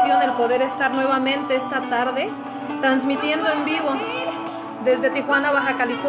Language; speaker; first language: Spanish; native; Spanish